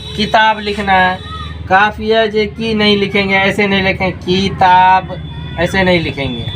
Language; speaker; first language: Hindi; native; Hindi